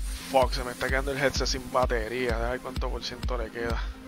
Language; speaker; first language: Spanish; native; Spanish